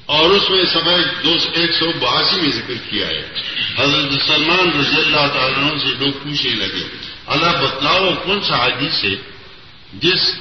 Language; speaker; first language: Urdu; non-native, local second language; Pashto